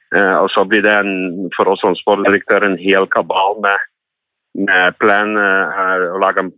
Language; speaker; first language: Norwegian; non-native, fluent; Dutch